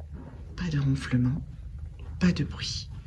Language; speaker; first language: French; native; French